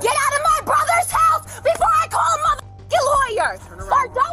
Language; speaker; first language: English; native; English